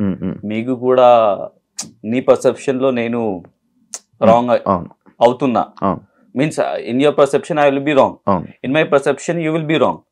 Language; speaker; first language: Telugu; non-native, learner; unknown